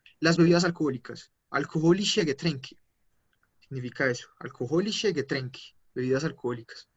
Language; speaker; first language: Spanish; native; Spanish